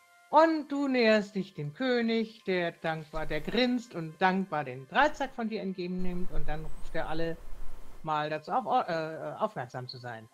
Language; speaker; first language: German; native; German